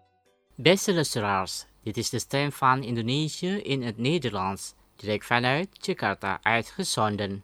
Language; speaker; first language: Dutch; non-native, fluent; Indonesian